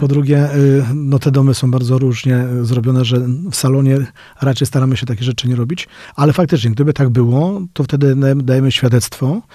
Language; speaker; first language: Polish; native; Polish